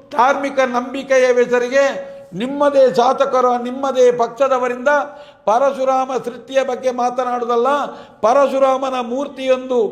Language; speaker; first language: Kannada; non-native, local second language; Tulu